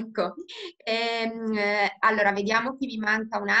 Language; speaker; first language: Italian; native; Italian